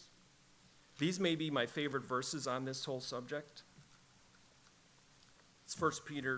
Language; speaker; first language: English; native; English